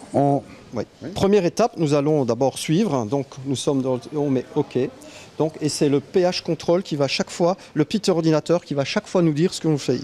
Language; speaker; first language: French; native; French